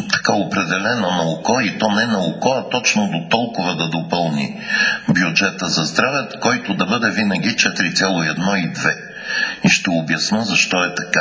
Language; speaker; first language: Bulgarian; native; Bulgarian